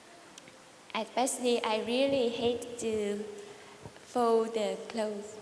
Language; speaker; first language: English; non-native, learner; Vietnamese